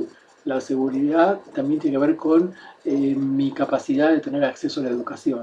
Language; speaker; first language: Spanish; native; Spanish